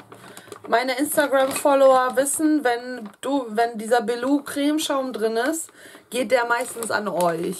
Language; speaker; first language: German; native; German